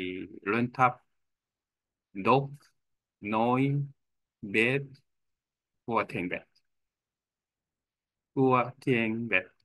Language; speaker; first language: Vietnamese; non-native, learner; Korean